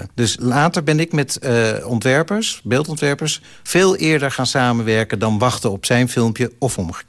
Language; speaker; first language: Dutch; native; Dutch